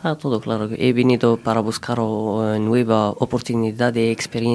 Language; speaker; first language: Spanish; non-native, learner; Arabic